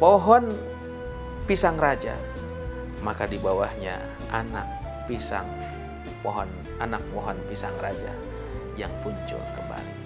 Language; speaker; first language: Indonesian; native; Indonesian